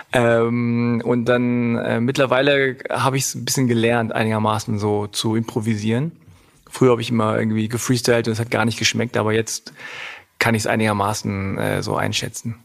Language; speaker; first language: German; native; German